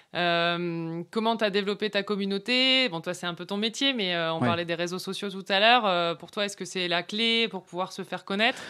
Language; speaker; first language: French; native; French